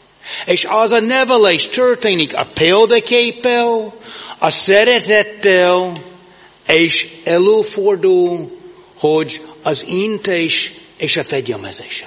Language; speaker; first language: Hungarian; non-native, learner; English